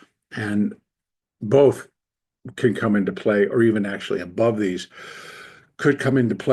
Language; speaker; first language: English; native; English